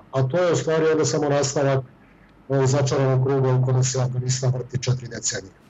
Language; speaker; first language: Serbian; native; Serbian